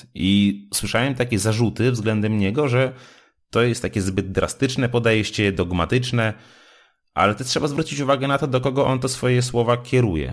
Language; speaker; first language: Polish; native; Polish